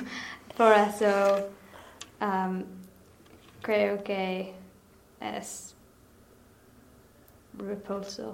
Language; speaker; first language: Spanish; non-native, learner; English